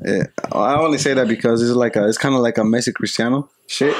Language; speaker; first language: English; early bilingual, other home language; Spanish